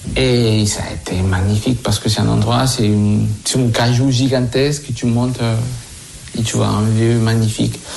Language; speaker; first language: French; non-native, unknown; Spanish